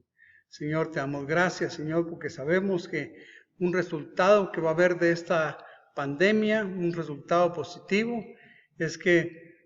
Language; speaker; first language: Spanish; native; Spanish